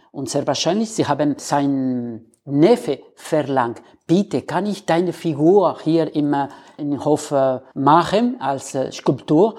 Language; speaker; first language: German; non-native, fluent; Spanish